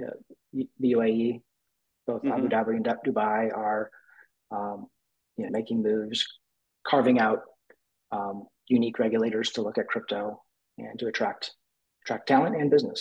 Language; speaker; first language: English; native; English